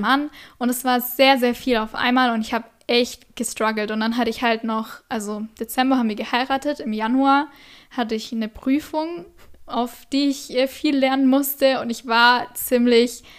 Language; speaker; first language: German; native; German